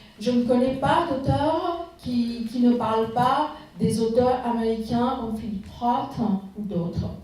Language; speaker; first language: French; non-native, fluent; Bangla